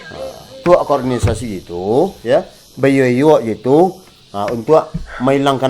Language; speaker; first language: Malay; non-native, local second language; Minangkabau